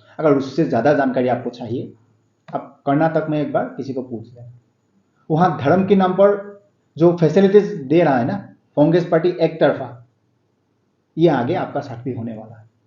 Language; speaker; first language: Hindi; non-native, local second language; Assamese